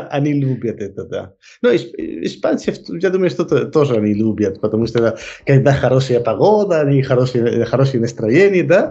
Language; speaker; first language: Russian; non-native, learner; Spanish